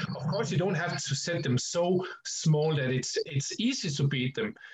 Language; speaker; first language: English; non-native, fluent; Danish